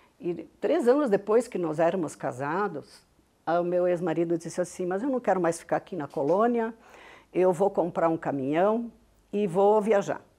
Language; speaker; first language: Portuguese; non-native, local second language; Venetian